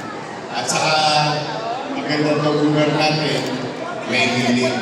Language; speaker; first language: Filipino; native; Filipino